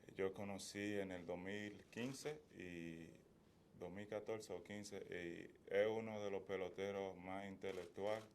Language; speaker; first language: Spanish; early bilingual, heritage; Spanish